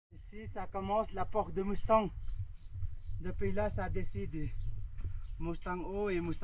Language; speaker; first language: French; non-native, fluent; Nepali